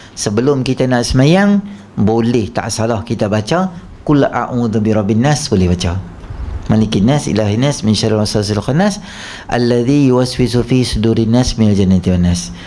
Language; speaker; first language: Malay; native; Malay